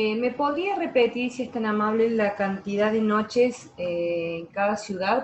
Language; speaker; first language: Spanish; native; Spanish